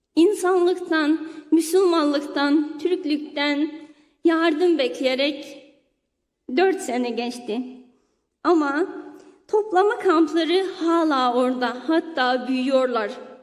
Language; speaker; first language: Turkish; non-native, fluent; Uyghur